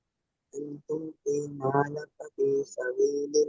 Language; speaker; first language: Arabic; non-native, learner; Bangla